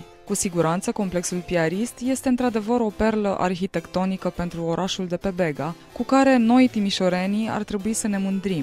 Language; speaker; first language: Romanian; native; Romanian